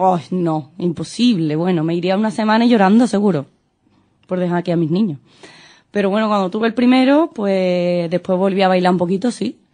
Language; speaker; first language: Spanish; native; Spanish